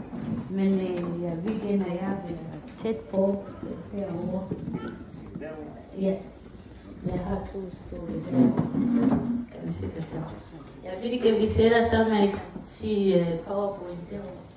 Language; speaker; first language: Danish; non-native, learner; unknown